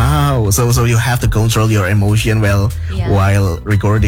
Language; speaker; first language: English; non-native, learner; Indonesian